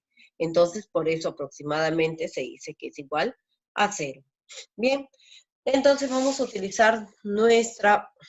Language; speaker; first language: Spanish; native; Spanish